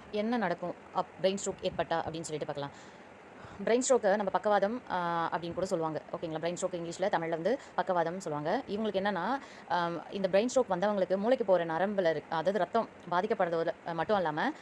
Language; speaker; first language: Tamil; native; Tamil